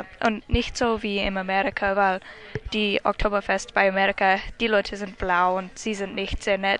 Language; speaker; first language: German; non-native, learner; English